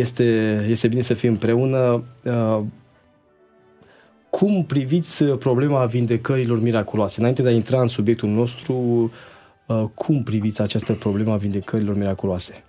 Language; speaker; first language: Romanian; native; Romanian